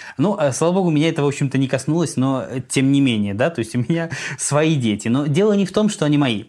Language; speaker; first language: Russian; native; Russian